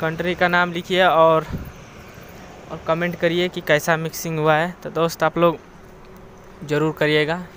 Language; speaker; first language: Hindi; non-native, local second language; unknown